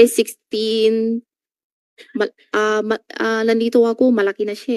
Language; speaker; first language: Filipino; non-native, learner; Chinese